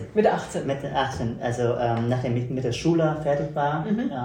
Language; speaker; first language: German; non-native, fluent; Vietnamese